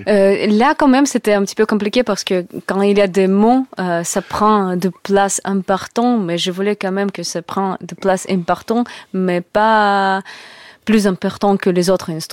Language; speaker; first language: French; non-native, learner; Russian